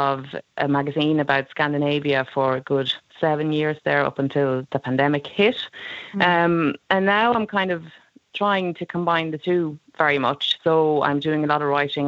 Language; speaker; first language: English; non-native, fluent; Swedish